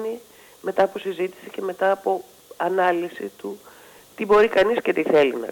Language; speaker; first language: Greek; native; Greek